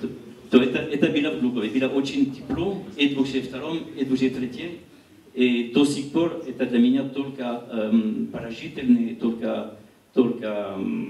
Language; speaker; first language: Russian; non-native, learner; French